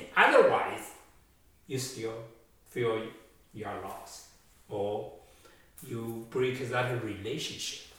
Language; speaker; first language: English; non-native, fluent; Chinese